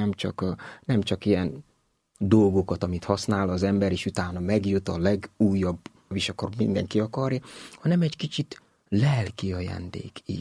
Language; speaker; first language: Hungarian; non-native, learner; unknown